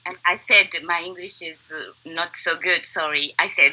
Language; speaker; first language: English; non-native, learner; Japanese